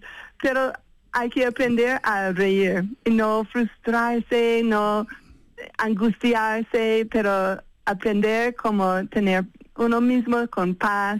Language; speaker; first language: Spanish; non-native, fluent; English